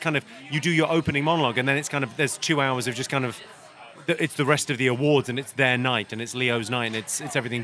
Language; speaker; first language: English; native; English